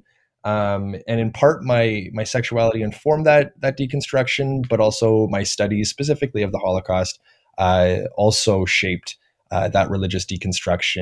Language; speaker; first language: English; native; English